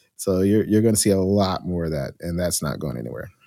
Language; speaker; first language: English; native; English